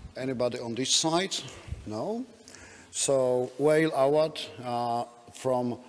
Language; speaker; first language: English; non-native, fluent; Polish